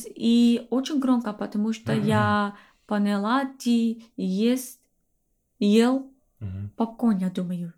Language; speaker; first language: Russian; non-native, learner; English